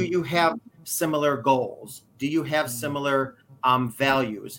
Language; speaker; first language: English; native; English